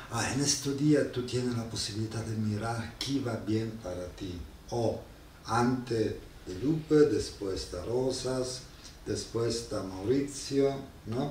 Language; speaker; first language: Spanish; non-native, learner; Italian